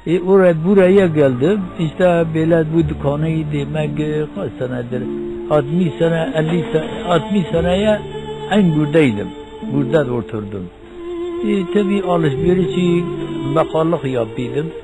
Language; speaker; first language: Turkish; non-native, local second language; Kurdish